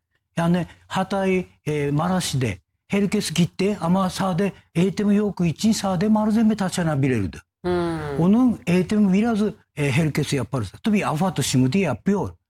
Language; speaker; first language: Turkish; non-native, learner; Japanese